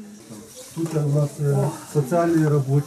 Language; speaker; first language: Russian; native; Russian